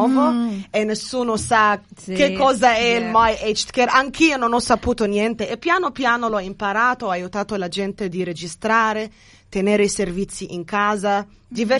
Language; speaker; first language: Italian; non-native, fluent; Arabic